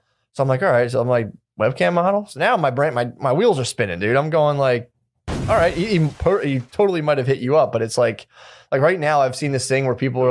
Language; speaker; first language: English; native; English